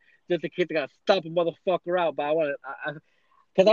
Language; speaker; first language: English; non-native, fluent; Spanish